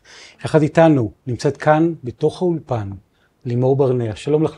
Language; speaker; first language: Hebrew; native; Hebrew